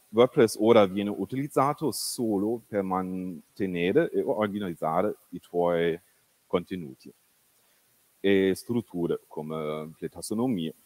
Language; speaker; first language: Italian; non-native, fluent; German